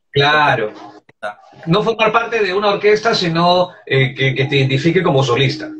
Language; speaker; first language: Spanish; native; Spanish